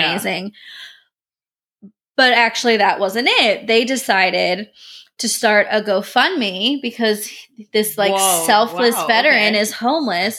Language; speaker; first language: English; native; English